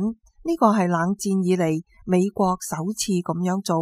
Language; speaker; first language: Chinese; non-native, local second language; Cantonese